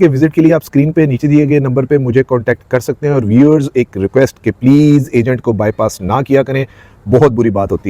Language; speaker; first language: Urdu; native; Urdu